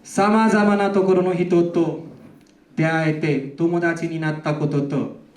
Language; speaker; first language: Japanese; non-native, learner; Nepali